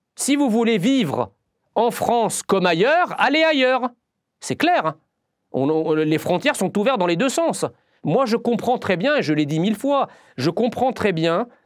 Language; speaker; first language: French; early bilingual, other home language; Arabic